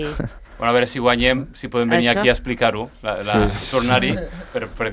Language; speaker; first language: Catalan; native; Catalan